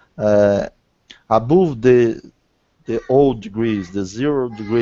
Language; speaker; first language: English; non-native, learner; Portuguese